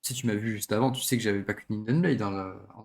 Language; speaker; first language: French; native; French